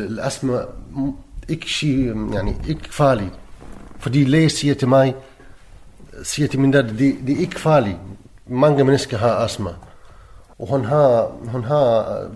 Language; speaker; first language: Danish; non-native, learner; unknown